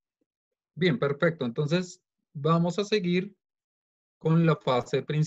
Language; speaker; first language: Spanish; native; Spanish